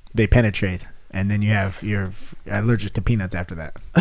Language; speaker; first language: English; native; English